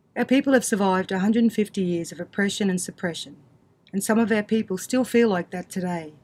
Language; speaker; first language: English; native; English